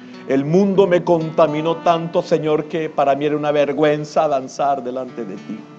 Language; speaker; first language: Spanish; native; Spanish